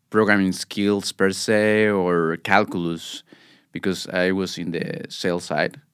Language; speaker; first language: English; non-native, fluent; Spanish